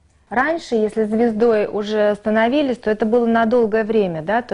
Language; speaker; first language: Russian; native; Russian